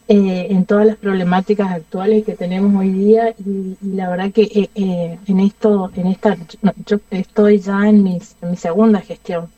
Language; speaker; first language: Spanish; native; Spanish